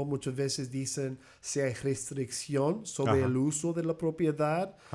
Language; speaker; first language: Spanish; early bilingual, heritage; English